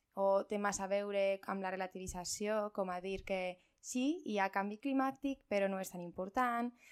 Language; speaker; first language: Catalan; non-native, local second language; Spanish